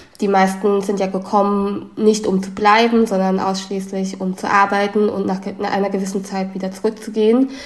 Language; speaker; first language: German; early bilingual, other home language; Vietnamese